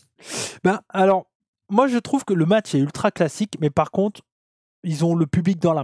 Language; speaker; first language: French; native; French